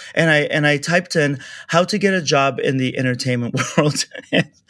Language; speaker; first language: English; early bilingual, other home language; Persian